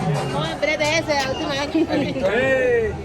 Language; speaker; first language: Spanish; non-native, learner; French